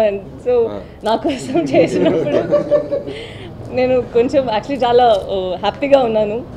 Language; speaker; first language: Telugu; non-native, learner; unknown